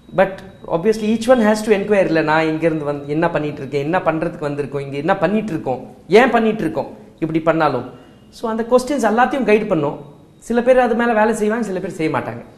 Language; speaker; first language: Tamil; non-native, local second language; Marwari